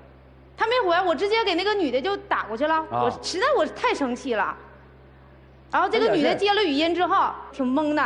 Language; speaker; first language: Chinese; native; Chinese